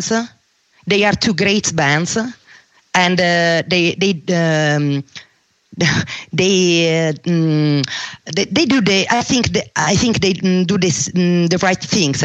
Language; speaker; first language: English; non-native, learner; Russian